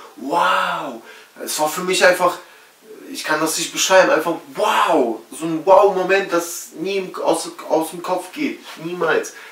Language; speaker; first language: German; early bilingual, other home language; Russian